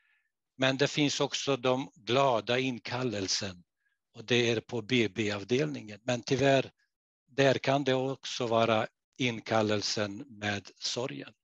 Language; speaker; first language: Swedish; non-native, fluent; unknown